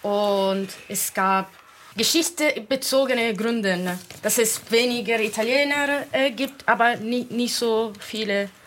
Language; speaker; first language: German; non-native, fluent; Italian